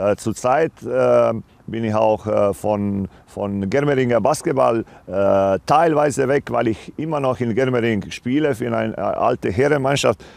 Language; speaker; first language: German; non-native, fluent; Croatian